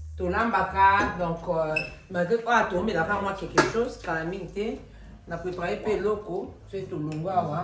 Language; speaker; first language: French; non-native, local second language; Lingala